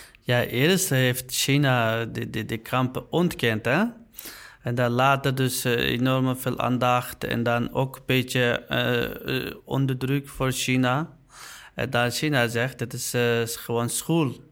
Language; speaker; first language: Dutch; non-native, learner; Uyghur